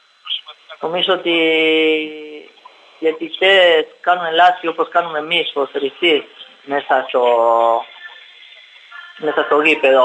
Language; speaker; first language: Greek; non-native, learner; Spanish